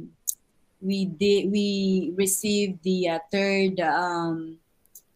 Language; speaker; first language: English; non-native, local second language; Filipino